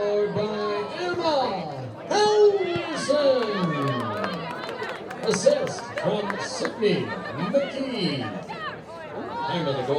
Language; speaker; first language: English; native; English